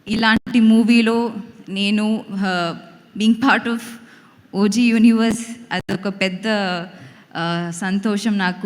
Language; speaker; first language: Telugu; non-native, local second language; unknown